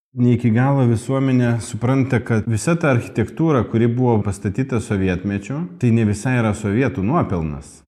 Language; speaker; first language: Lithuanian; non-native, local second language; Russian